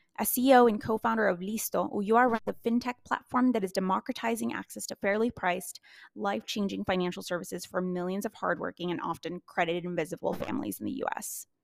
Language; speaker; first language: English; native; English